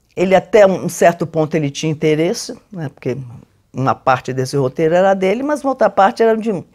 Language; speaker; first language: Portuguese; native; Portuguese